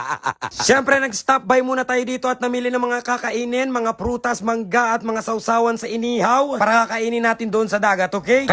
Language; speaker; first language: Filipino; non-native, local second language; Chavacano